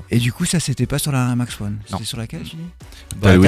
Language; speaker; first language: French; native; French